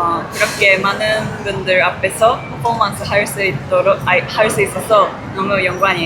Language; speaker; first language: Korean; non-native, learner; Japanese